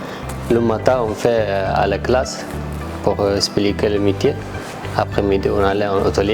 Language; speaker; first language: French; non-native, learner; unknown